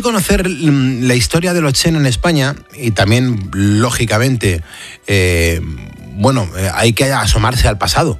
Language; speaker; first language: Spanish; native; Spanish